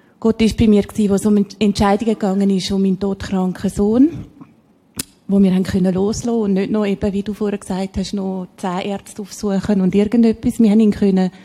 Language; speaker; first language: German; native; German